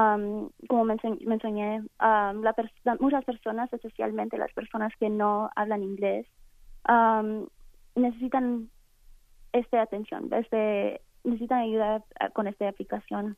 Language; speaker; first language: Spanish; early bilingual, heritage; Spanish